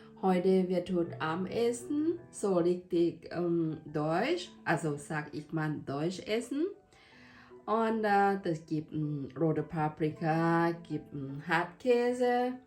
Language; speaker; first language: German; non-native, learner; Thai